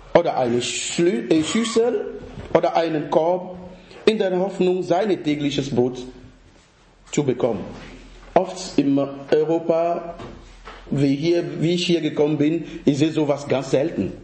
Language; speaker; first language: German; non-native, fluent; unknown